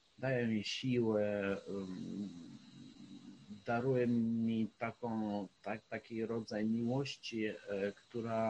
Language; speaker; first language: Polish; non-native, fluent; Ukrainian